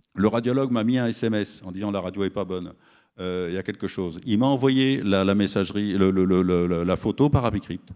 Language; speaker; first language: French; native; French